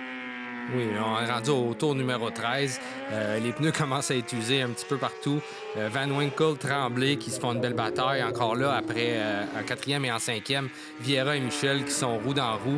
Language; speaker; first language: French; native; French